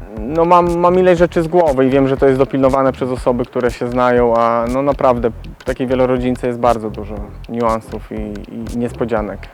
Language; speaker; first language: Polish; native; Polish